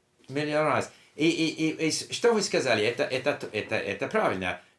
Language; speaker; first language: Russian; non-native, learner; English